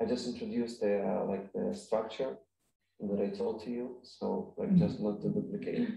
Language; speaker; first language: English; non-native, fluent; Ukrainian